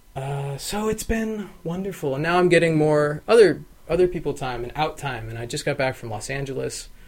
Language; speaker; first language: English; native; English